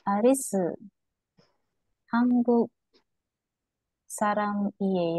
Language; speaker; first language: Korean; non-native, learner; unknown